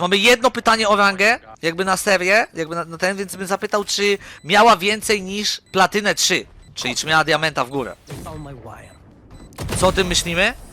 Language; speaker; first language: Polish; native; Polish